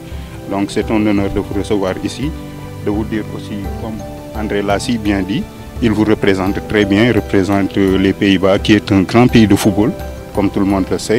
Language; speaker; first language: French; non-native, local second language; Wolof